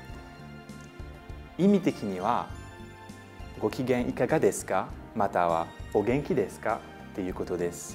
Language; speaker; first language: Japanese; non-native, fluent; French